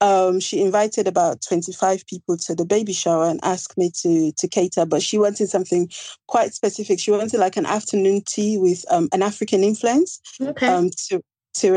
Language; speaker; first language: English; non-native, local second language; Krio